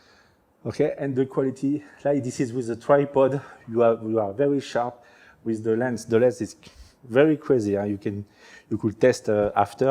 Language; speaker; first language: English; non-native, learner; French